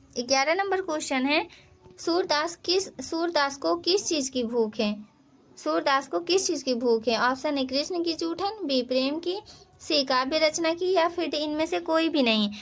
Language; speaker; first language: Hindi; native; Hindi